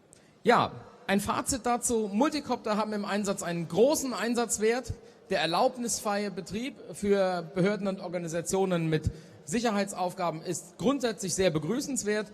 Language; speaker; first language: German; native; German